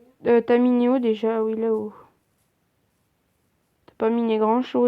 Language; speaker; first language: French; native; French